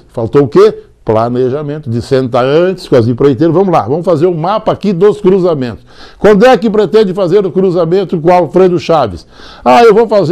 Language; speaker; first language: Portuguese; native; Portuguese